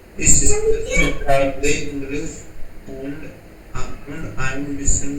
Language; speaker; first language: German; non-native, learner; Hindi